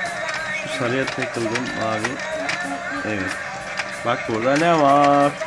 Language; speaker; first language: Turkish; native; Turkish